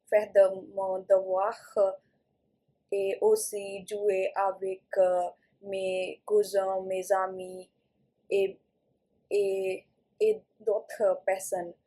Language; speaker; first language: French; non-native, learner; Punjabi